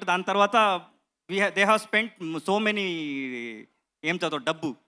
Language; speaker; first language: Telugu; non-native, learner; Kannada